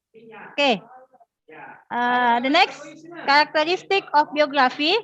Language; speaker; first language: English; non-native, learner; Indonesian